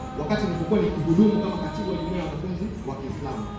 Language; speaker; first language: Swahili; native; Swahili